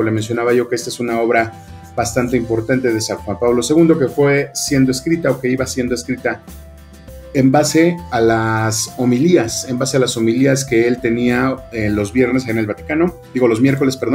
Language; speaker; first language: Spanish; native; Spanish